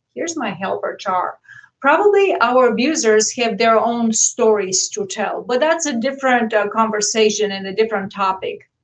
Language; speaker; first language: English; non-native, fluent; Bulgarian